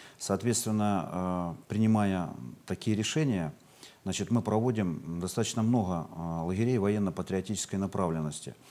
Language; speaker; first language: Russian; native; Russian